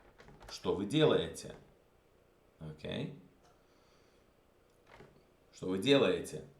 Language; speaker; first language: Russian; non-native, fluent; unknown